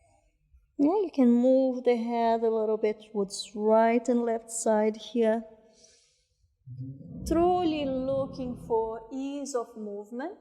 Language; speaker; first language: English; non-native, fluent; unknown